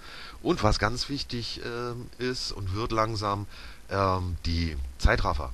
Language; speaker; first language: German; native; German